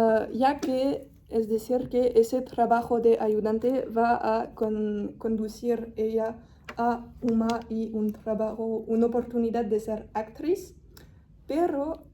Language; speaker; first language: Spanish; non-native, fluent; French